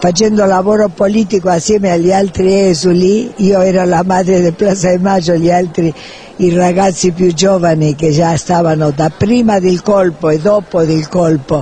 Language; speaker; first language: Italian; non-native, fluent; Spanish